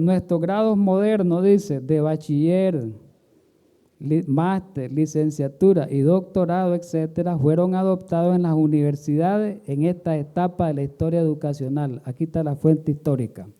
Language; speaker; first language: Spanish; native; Spanish